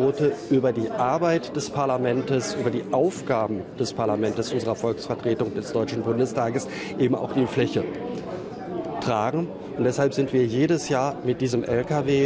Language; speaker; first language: German; native; German